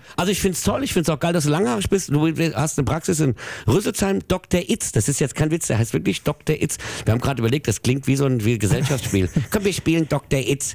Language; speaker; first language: German; native; German